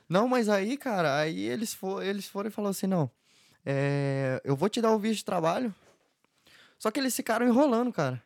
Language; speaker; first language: Portuguese; native; Portuguese